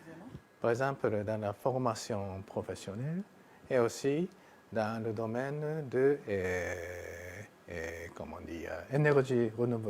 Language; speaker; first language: French; non-native, fluent; Japanese